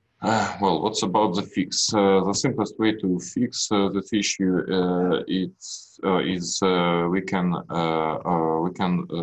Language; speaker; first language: English; non-native, learner; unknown